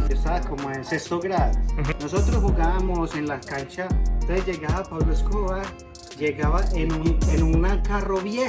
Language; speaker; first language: Spanish; native; Spanish